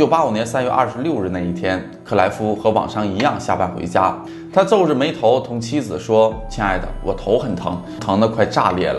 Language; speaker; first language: Chinese; native; Chinese